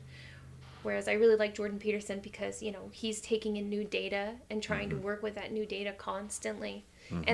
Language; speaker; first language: English; native; English